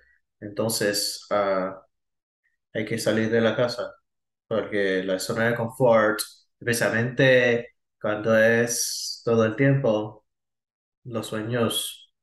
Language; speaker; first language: Spanish; early bilingual, heritage; Spanish